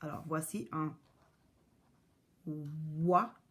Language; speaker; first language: French; non-native, local second language; English